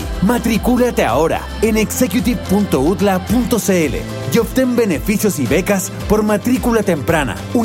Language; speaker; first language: Spanish; native; Spanish